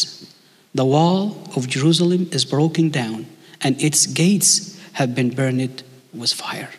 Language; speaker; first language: English; non-native, fluent; Arabic